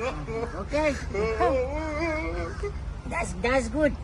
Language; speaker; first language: English; non-native, learner; Haitian Creole